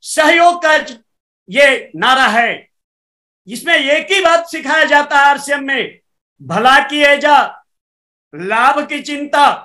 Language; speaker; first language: Hindi; native; Hindi